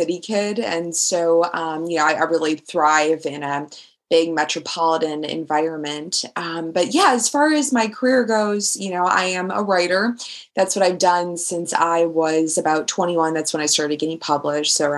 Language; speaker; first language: English; native; English